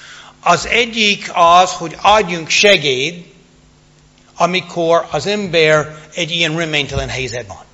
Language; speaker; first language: Hungarian; non-native, fluent; English